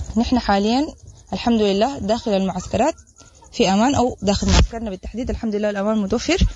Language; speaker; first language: Arabic; native; Arabic